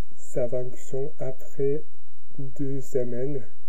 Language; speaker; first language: French; non-native, learner; Japanese